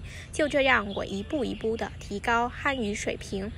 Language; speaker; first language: Chinese; non-native, fluent; Vietnamese